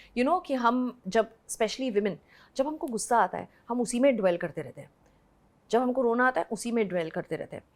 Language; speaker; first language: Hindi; native; Hindi